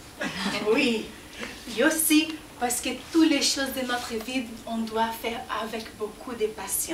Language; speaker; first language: French; non-native, learner; Portuguese